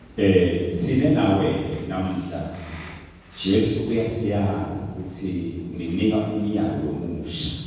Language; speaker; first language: Zulu; non-native, local second language; Swati